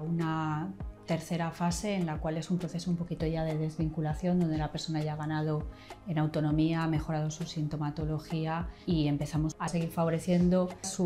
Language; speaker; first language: Spanish; native; Spanish